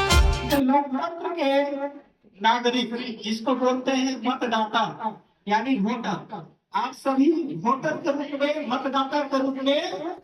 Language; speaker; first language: Hindi; native; Hindi